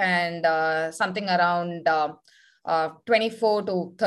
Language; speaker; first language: English; non-native, local second language; Tamil